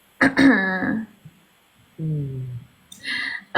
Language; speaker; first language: Malay; native; Malay